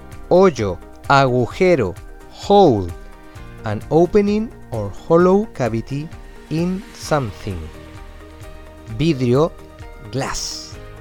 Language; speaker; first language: English; non-native, fluent; Spanish